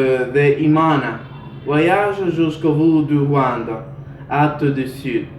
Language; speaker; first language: French; non-native, learner; Spanish